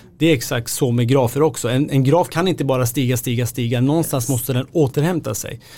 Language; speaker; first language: Swedish; native; Swedish